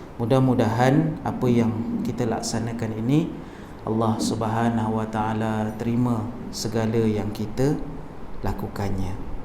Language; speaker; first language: Malay; native; Malay